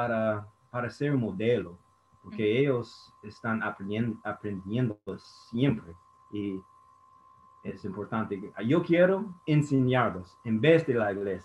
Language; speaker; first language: Spanish; non-native, fluent; English